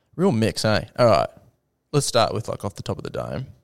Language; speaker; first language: English; native; English